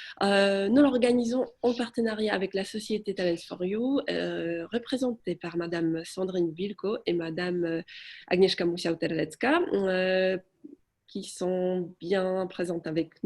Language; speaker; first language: French; non-native, fluent; Polish